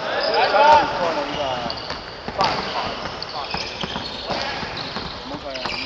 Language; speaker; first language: Chinese; non-native, local second language; Cantonese